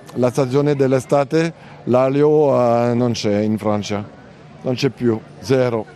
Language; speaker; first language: Italian; non-native, learner; French